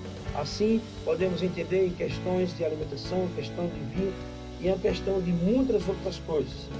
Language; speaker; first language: Portuguese; native; Portuguese